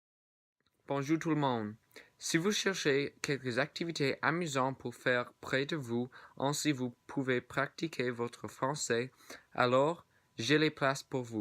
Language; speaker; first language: French; non-native, learner; English